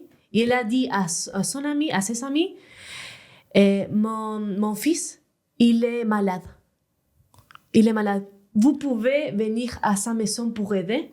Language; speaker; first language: French; non-native, learner; Spanish